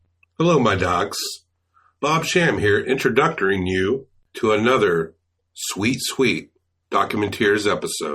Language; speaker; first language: English; native; English